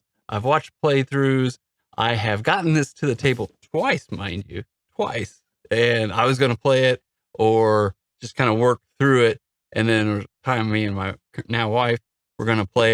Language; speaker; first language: English; native; English